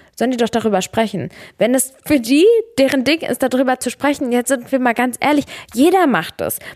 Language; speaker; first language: German; early bilingual, other home language; Serbian